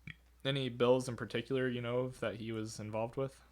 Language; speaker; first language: English; native; English